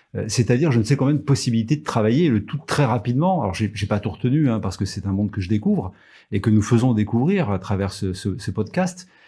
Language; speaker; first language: French; native; French